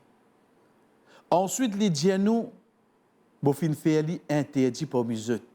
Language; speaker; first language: French; non-native, local second language; Morisyen